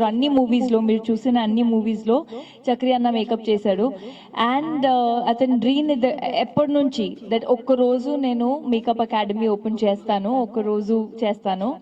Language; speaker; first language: Telugu; non-native, local second language; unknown